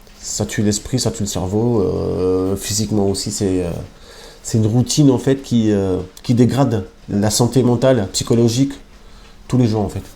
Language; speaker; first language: French; non-native, fluent; Albanian